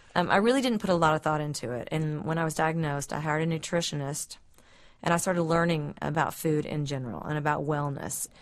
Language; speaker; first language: English; native; English